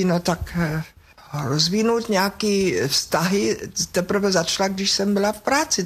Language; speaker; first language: Czech; non-native, fluent; German